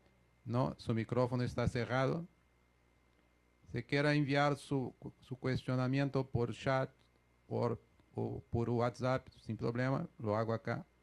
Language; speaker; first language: Spanish; non-native, fluent; Portuguese